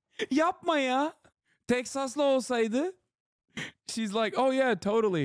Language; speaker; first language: Turkish; native; Turkish